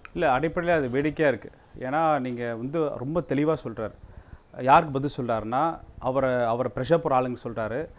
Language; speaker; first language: Tamil; native; Tamil